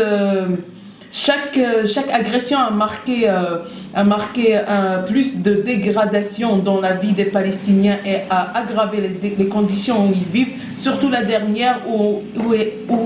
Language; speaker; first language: French; non-native, local second language; Arabic